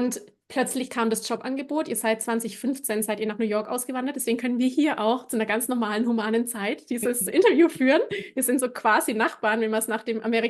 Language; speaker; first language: German; native; German